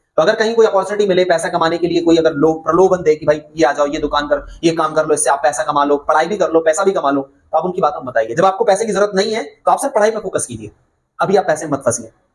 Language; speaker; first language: Hindi; native; Hindi